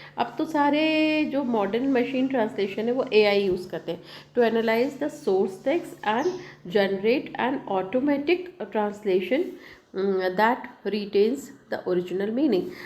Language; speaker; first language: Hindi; native; Hindi